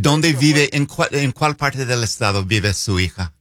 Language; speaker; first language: Spanish; non-native, fluent; English